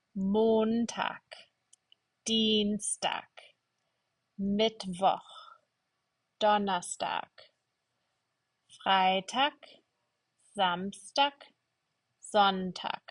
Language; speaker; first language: German; non-native, fluent; English